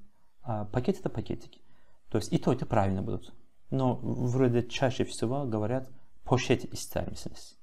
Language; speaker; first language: Russian; non-native, fluent; Turkish